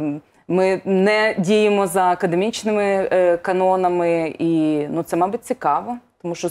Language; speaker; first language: Ukrainian; native; Ukrainian